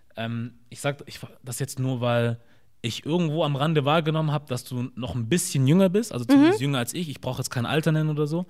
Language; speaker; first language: German; early bilingual, other home language; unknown